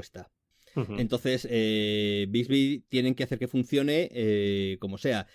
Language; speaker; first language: Spanish; native; Spanish